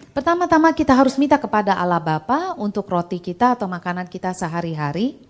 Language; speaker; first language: Indonesian; native; Indonesian